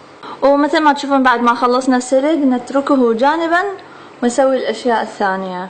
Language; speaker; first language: Arabic; native; Arabic